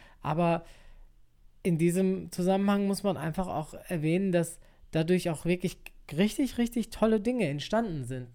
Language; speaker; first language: German; early bilingual, other home language; Turkish